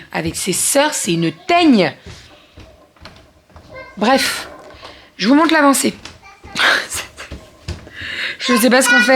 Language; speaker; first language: French; native; French